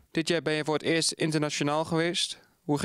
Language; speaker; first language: Dutch; native; Dutch